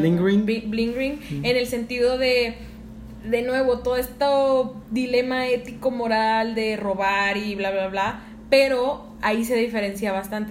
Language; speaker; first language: Spanish; native; Spanish